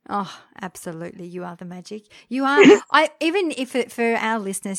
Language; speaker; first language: English; native; English